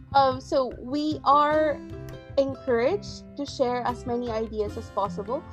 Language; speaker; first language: English; non-native, local second language; Filipino